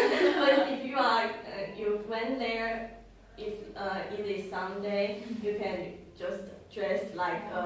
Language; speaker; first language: English; non-native, learner; Chinese